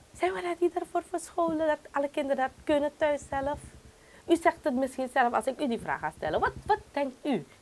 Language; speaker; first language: Dutch; non-native, local second language; Caribbean Hindustani